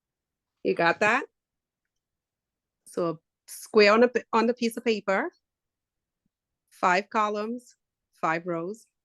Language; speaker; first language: English; native; English